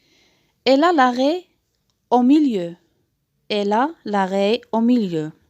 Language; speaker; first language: French; non-native, local second language; Arabic